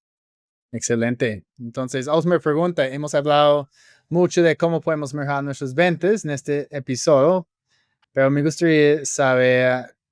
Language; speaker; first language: Spanish; non-native, fluent; English